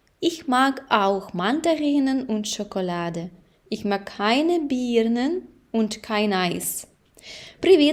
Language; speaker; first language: German; non-native, fluent; Ukrainian